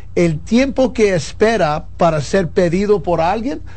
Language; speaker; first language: Spanish; early bilingual, heritage; Spanish